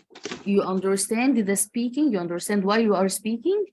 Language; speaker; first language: English; non-native, fluent; Arabic